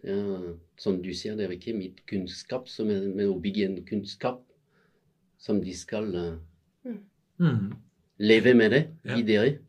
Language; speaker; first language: Norwegian; non-native, fluent; French